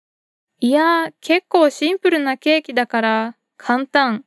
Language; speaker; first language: Japanese; non-native, fluent; Portuguese